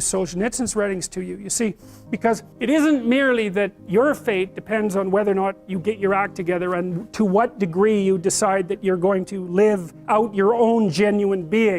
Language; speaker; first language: English; native; English